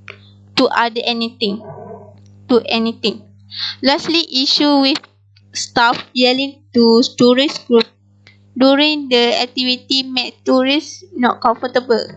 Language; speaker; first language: English; non-native, local second language; Malay